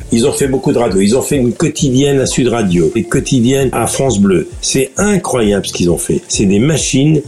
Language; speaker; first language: French; native; French